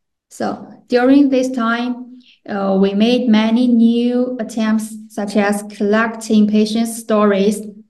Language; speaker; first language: English; non-native, fluent; Chinese